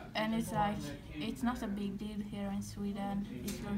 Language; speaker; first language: English; non-native, fluent; Swedish